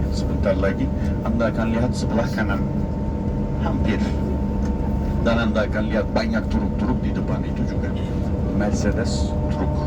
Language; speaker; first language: Indonesian; non-native, fluent; Turkish